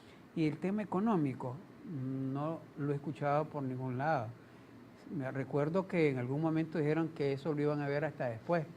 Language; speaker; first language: Spanish; native; Spanish